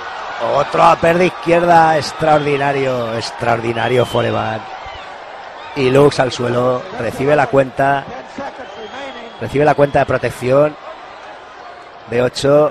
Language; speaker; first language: Spanish; native; Spanish